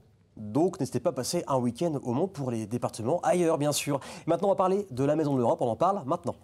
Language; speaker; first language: French; native; French